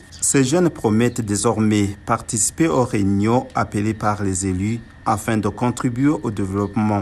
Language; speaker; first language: French; non-native, local second language; Rundi